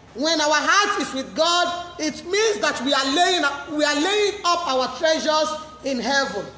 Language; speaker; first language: English; non-native, local second language; Yoruba